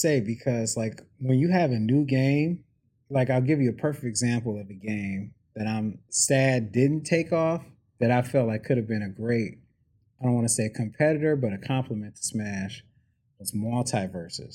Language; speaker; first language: English; native; English